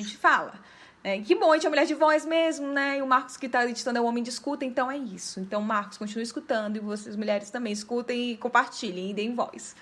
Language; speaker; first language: Portuguese; native; Portuguese